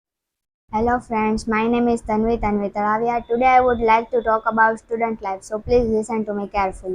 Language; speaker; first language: English; non-native, learner; Gujarati